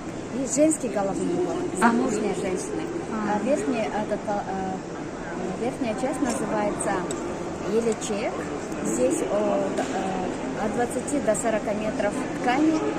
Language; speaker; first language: Russian; non-native, local second language; Kyrgyz